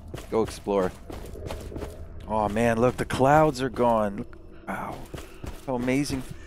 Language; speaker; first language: English; early bilingual, other home language; Russian